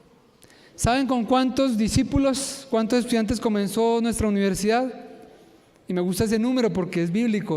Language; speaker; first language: Spanish; native; Spanish